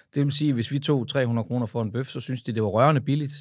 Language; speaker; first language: Danish; native; Danish